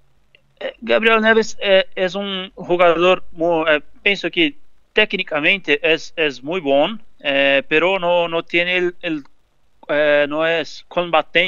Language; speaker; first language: Spanish; non-native, learner; Portuguese